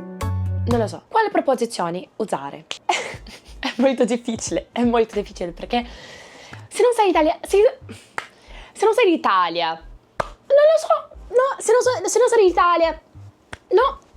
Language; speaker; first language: Italian; non-native, learner; Portuguese